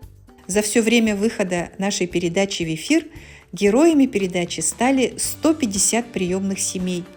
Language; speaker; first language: Russian; native; Russian